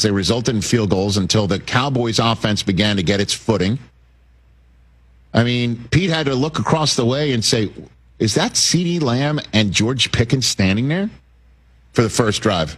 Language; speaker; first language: English; native; English